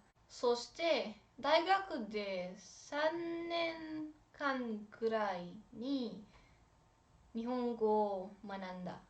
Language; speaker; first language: Japanese; non-native, learner; Romanian